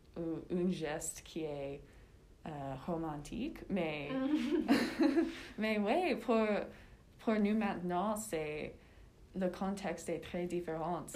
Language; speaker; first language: French; non-native, learner; English